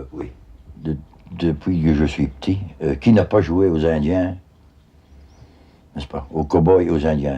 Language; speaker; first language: French; native; French